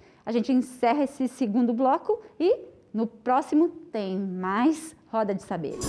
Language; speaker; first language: Portuguese; native; Portuguese